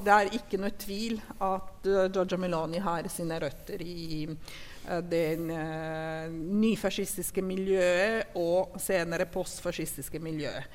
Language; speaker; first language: Norwegian; non-native, fluent; Italian